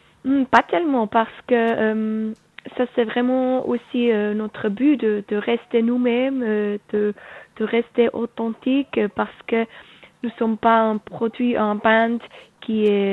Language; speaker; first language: French; non-native, local second language; Swiss German